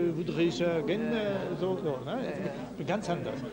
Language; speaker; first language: German; non-native, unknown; Polish